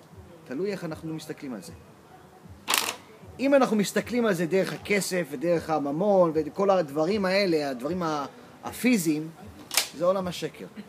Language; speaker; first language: Hebrew; early bilingual, heritage; English